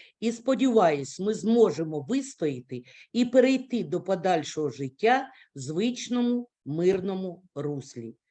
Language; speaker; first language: Ukrainian; native; Ukrainian